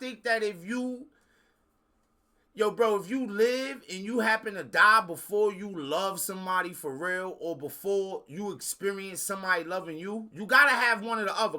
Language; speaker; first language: English; native; English